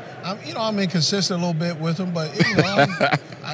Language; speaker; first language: English; native; English